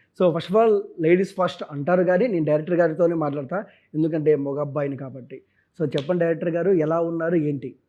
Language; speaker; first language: Telugu; native; Telugu